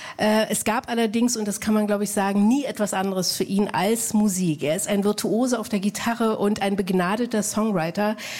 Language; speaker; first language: German; native; German